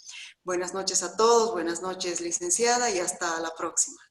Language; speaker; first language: Spanish; native; Spanish